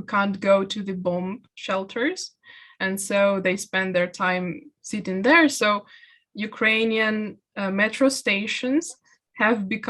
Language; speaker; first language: English; non-native, fluent; Ukrainian